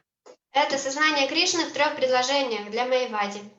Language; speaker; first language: Russian; native; Russian